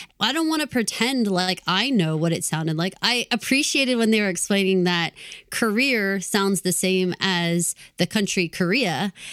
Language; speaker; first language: English; native; English